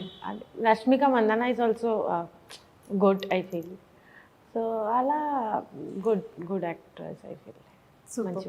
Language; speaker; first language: Telugu; non-native, learner; Bangla